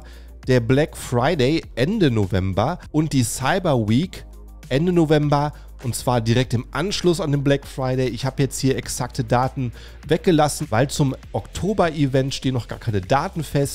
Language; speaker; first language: German; native; German